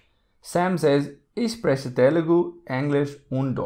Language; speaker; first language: German; non-native, fluent; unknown